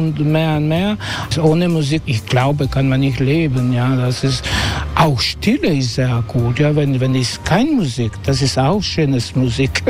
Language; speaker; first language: German; non-native, learner; Croatian